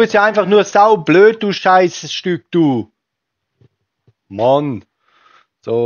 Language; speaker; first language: German; native; German